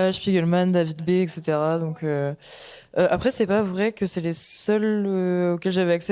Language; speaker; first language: French; native; French